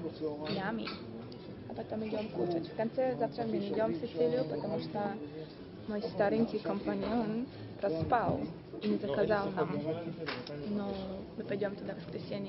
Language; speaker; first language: Russian; early bilingual, heritage; Russian